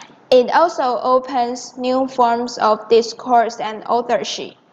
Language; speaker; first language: English; non-native, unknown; Chinese